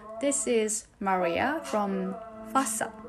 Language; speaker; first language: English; non-native, learner; Japanese